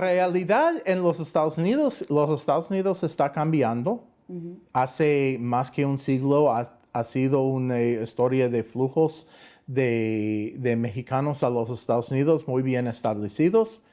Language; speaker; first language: Spanish; non-native, fluent; English